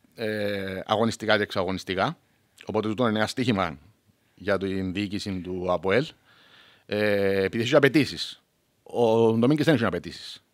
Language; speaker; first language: Greek; native; Greek